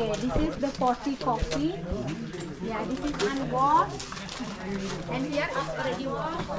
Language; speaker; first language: English; non-native, learner; Balinese